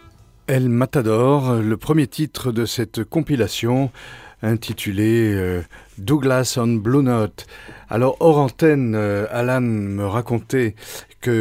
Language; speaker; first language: French; native; French